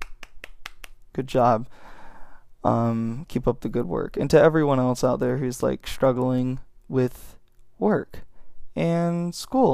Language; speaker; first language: English; native; English